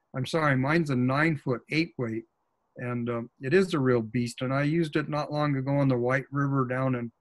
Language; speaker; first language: English; native; English